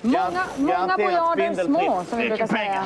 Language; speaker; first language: Swedish; native; Swedish